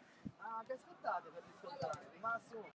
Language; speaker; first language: Italian; native; Italian